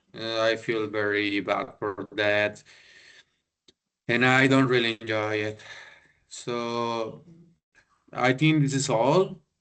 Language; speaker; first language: English; non-native, learner; Spanish